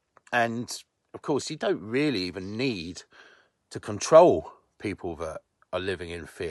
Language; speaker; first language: English; native; English